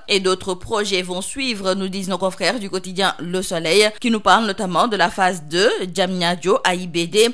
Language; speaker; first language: French; non-native, local second language; Wolof